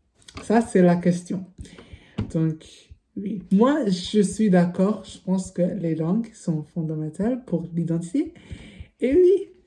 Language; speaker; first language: French; non-native, learner; English